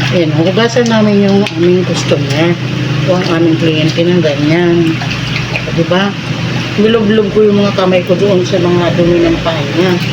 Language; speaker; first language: Filipino; non-native, local second language; Waray